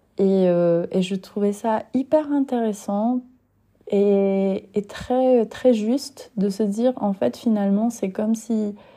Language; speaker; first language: French; non-native, fluent; Spanish